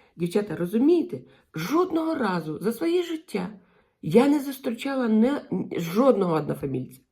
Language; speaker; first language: Ukrainian; non-native, local second language; Russian